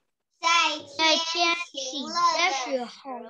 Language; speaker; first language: Chinese; early bilingual, heritage; Chinese